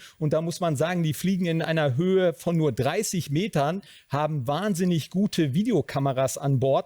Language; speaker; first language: German; native; German